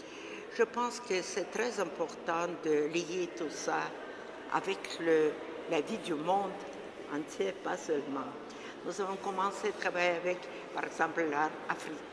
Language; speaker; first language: French; non-native, fluent; Russian